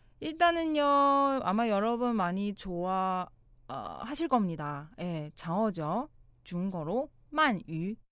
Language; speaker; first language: Korean; non-native, fluent; Chinese